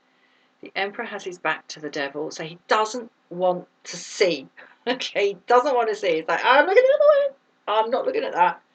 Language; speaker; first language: English; native; English